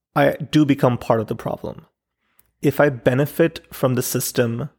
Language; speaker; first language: English; non-native, local second language; Urdu